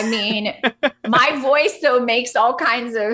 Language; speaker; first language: English; early bilingual, other home language; Spanish